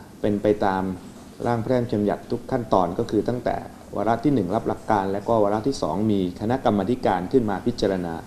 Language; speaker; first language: Thai; native; Thai